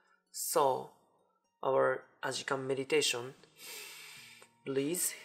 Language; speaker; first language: English; non-native, learner; Japanese